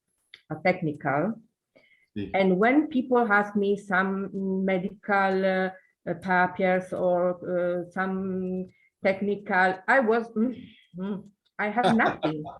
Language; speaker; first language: English; non-native, learner; Italian